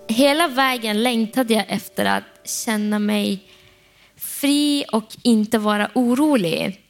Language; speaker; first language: Swedish; non-native, fluent; Persian